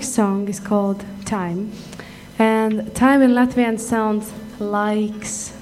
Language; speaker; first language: English; non-native, fluent; Latvian